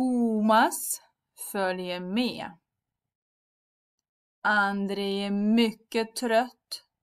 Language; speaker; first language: Swedish; non-native, fluent; Russian